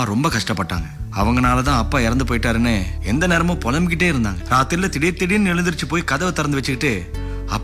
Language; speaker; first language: Tamil; early bilingual, heritage; Tamil